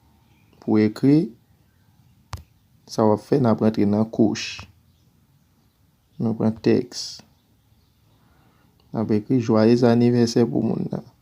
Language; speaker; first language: French; non-native, learner; Haitian Creole